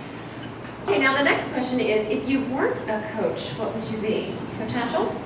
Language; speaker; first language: English; native; English